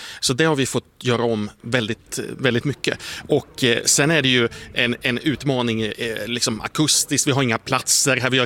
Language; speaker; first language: Swedish; native; Swedish